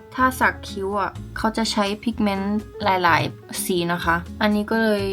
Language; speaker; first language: Thai; early bilingual, heritage; Thai